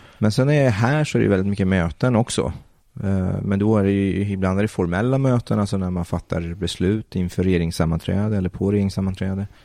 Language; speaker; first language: Swedish; early bilingual, other home language; Persian